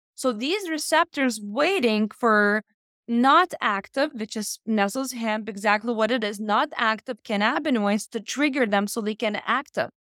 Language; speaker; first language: English; non-native, fluent; Lithuanian